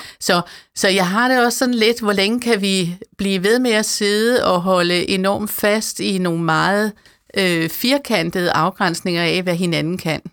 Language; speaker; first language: Danish; native; Danish